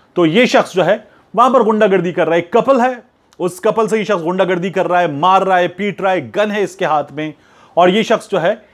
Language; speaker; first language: Urdu; native; Urdu